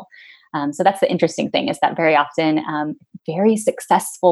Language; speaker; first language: English; native; English